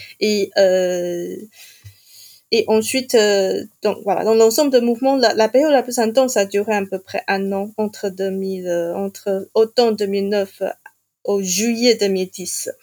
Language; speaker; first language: French; non-native, fluent; Chinese